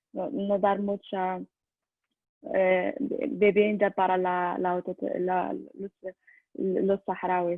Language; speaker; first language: Spanish; non-native, learner; Arabic